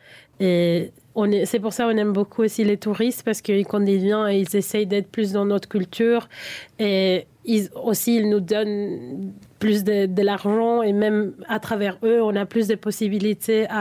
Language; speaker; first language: French; non-native, fluent; Spanish